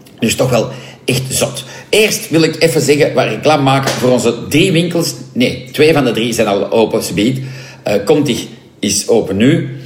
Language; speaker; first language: Dutch; non-native, local second language; French